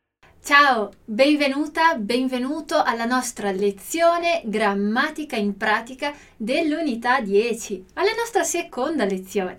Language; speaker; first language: Italian; non-native, fluent; Portuguese